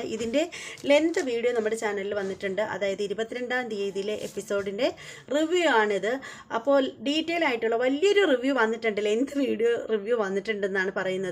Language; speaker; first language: Malayalam; native; Malayalam